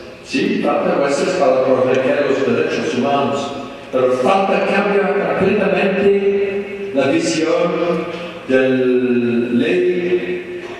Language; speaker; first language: Spanish; non-native, fluent; English